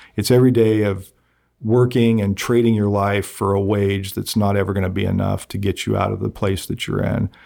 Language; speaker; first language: English; native; English